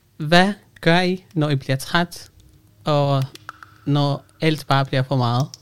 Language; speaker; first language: Danish; non-native, fluent; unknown